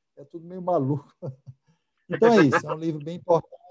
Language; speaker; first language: Portuguese; native; Portuguese